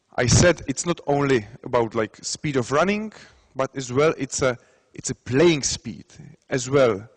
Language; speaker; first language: English; non-native, fluent; Czech